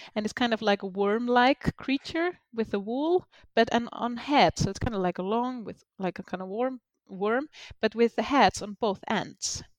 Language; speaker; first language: English; non-native, fluent; Icelandic